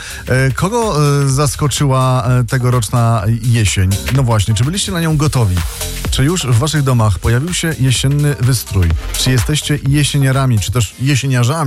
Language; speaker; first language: Polish; native; Polish